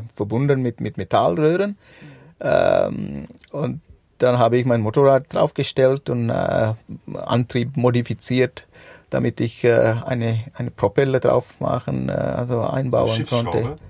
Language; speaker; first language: German; non-native, fluent; Sinhala